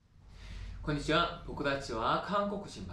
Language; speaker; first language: Japanese; non-native, fluent; Korean